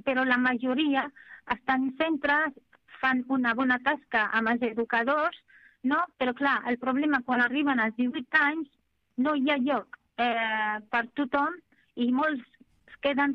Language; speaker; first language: Catalan; non-native, fluent; Arabic